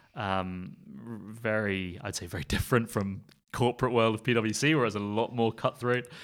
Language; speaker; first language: English; native; English